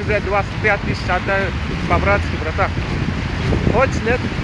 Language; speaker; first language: Russian; non-native, learner; Uzbek